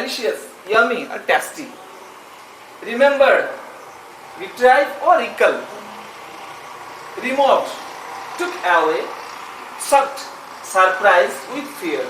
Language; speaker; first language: English; non-native, local second language; Odia